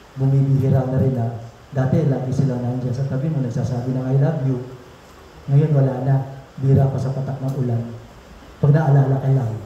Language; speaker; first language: Filipino; non-native, local second language; Pampanga